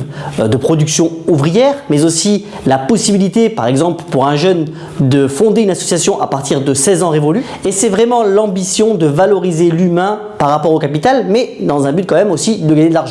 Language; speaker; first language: French; native; French